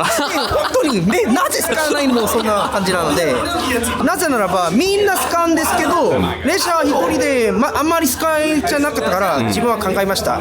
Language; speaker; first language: Japanese; non-native, learner; Korean